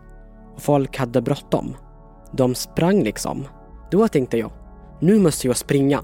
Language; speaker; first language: Swedish; non-native, fluent; Tigrinya